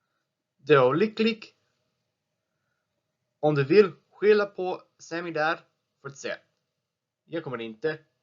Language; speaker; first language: Swedish; non-native, learner; English